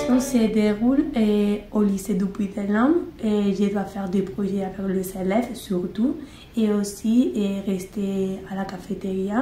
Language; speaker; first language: French; non-native, learner; Spanish